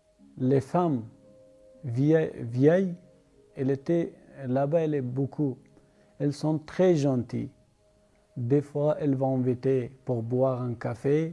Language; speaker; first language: French; non-native, learner; Persian